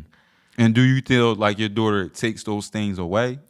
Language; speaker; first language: English; native; English